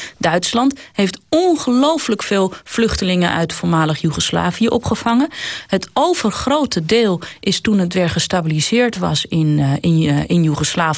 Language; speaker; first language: Dutch; native; Dutch